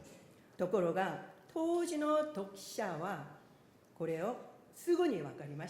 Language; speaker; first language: Japanese; non-native, fluent; Korean